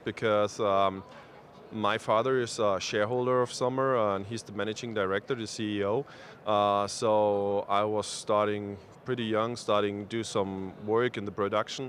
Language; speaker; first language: English; non-native, fluent; German